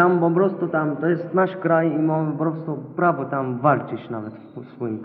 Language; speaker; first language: Polish; non-native, learner; Arabic